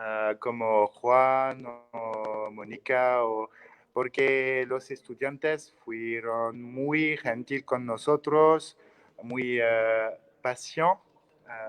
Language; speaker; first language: Spanish; non-native, learner; French